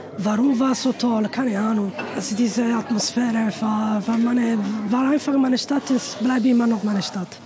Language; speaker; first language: German; non-native, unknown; Italian